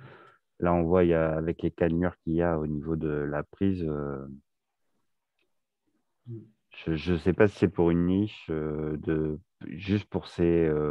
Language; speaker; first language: French; native; French